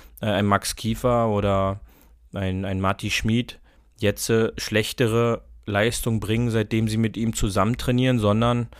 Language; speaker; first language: German; native; German